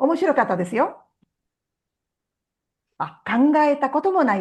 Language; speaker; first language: Japanese; non-native, fluent; Tamil